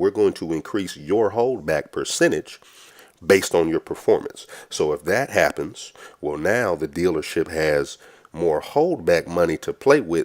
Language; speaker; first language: English; native; English